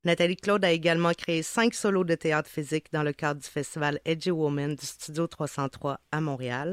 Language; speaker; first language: French; native; French